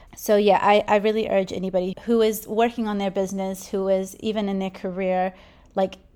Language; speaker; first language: English; native; English